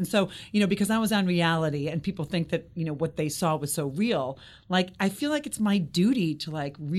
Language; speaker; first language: English; native; English